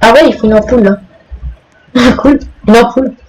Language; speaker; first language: French; native; French